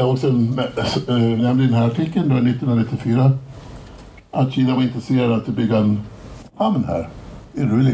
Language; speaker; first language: Swedish; native; Swedish